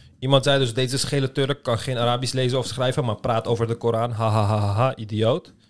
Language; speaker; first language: Dutch; early bilingual, other home language; Turkish